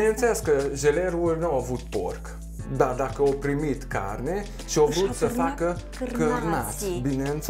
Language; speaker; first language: Romanian; non-native, local second language; Hungarian